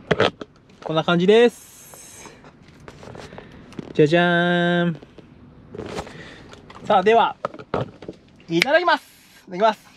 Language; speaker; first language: Japanese; native; Japanese